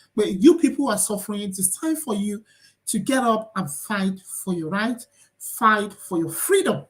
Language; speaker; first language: English; non-native, local second language; Yoruba